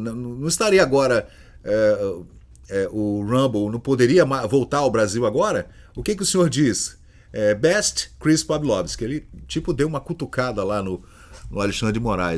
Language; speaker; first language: Portuguese; native; Portuguese